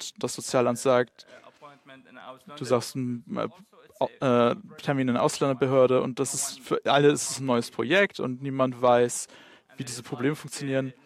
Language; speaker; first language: German; non-native, learner; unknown